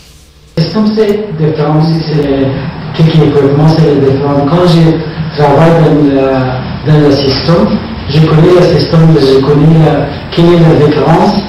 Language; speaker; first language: French; non-native, learner; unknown